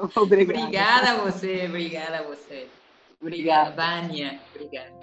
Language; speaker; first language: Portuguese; non-native, fluent; Spanish